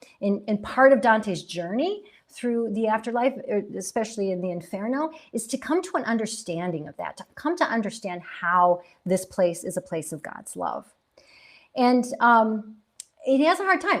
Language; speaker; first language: English; native; English